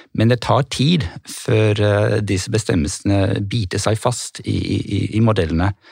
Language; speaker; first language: Norwegian; non-native, fluent; English